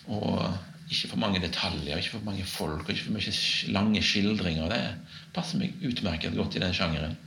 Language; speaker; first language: Norwegian; native; Norwegian